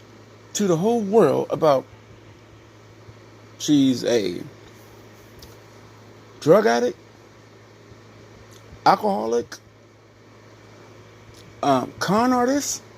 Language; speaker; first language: English; native; English